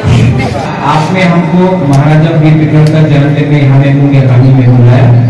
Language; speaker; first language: Hindi; non-native, local second language; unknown